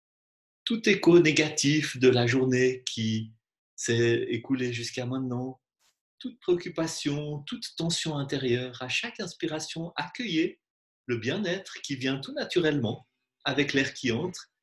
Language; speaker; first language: French; native; French